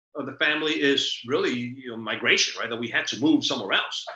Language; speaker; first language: English; early bilingual, other home language; Spanish